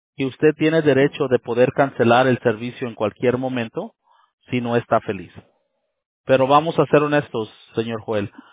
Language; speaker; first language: Spanish; early bilingual, heritage; Spanish